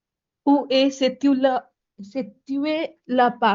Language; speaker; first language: French; non-native, learner; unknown